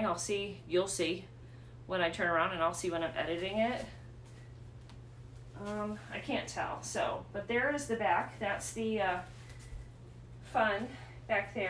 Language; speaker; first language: English; native; English